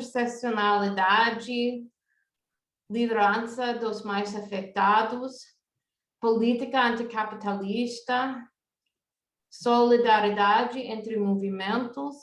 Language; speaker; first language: Portuguese; non-native, fluent; English